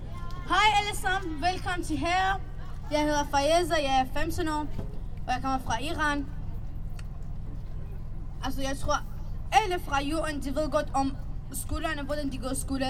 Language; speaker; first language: Danish; early bilingual, other home language; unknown